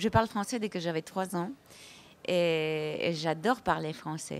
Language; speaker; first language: French; non-native, fluent; Spanish